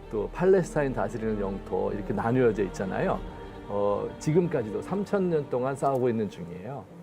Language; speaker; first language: Korean; native; Korean